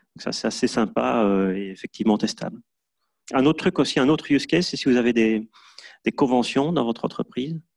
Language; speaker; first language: French; native; French